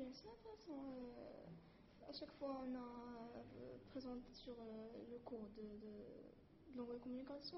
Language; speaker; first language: French; non-native, learner; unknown